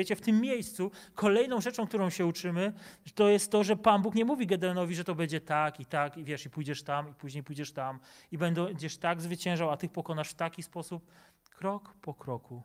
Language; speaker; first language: Polish; native; Polish